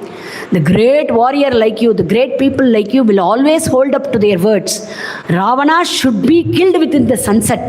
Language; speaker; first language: English; non-native, local second language; Tamil